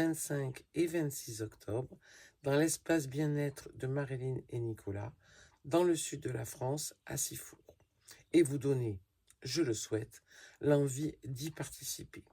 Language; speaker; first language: French; native; French